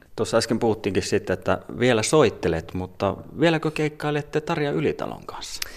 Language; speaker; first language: Finnish; native; Finnish